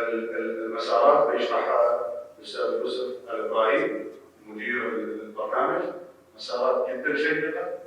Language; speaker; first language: Arabic; native; Arabic